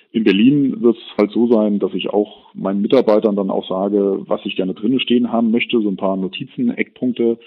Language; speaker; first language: German; native; German